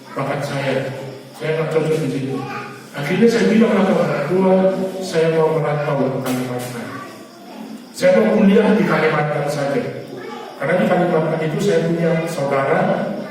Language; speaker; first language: Indonesian; non-native, local second language; Batak Toba